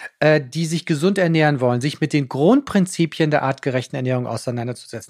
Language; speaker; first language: German; native; German